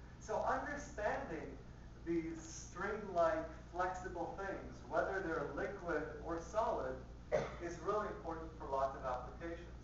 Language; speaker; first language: English; early bilingual, other home language; Spanish